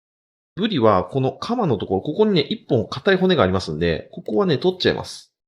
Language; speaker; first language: Japanese; native; Japanese